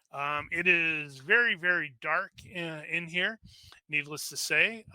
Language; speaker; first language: English; native; English